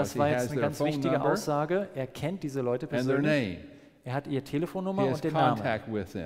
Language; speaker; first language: German; non-native, fluent; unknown